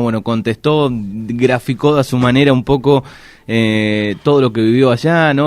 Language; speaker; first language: Spanish; native; Spanish